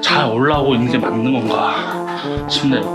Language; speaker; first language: Korean; native; Korean